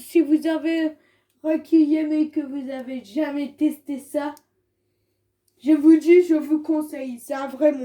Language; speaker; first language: French; native; French